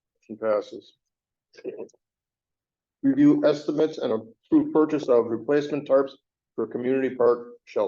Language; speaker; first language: English; native; English